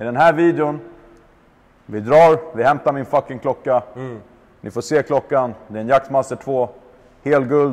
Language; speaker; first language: Swedish; native; Swedish